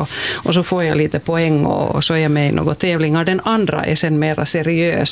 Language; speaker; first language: Swedish; native; Swedish